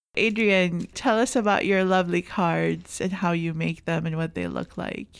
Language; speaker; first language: English; non-native, fluent; Arabic